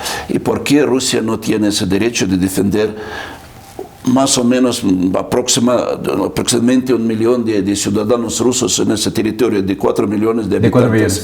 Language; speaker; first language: Spanish; non-native, fluent; Russian